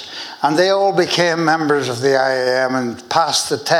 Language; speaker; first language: English; native; English